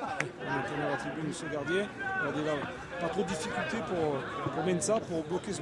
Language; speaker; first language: French; native; French